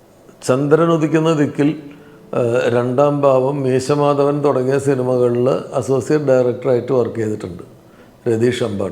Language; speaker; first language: Malayalam; native; Malayalam